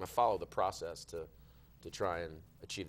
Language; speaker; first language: English; native; English